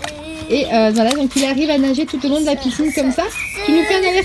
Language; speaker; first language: French; native; French